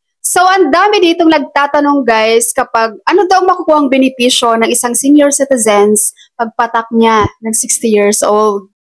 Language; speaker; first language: Filipino; non-native, local second language; Cebuano